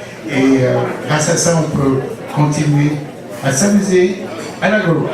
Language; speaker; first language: French; early bilingual, heritage; English